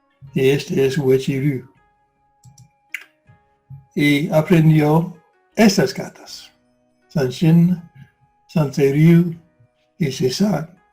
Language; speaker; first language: Spanish; non-native, fluent; English